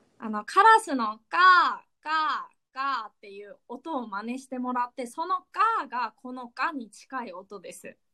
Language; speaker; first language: Japanese; early bilingual, other home language; Korean